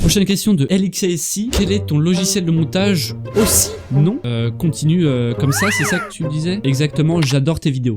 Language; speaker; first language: French; native; French